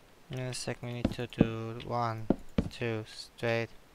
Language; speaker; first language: English; non-native, learner; German